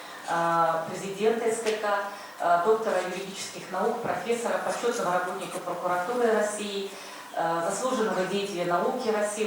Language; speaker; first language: Russian; native; Russian